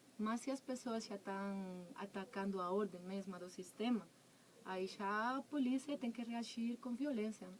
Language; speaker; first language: Portuguese; non-native, fluent; Spanish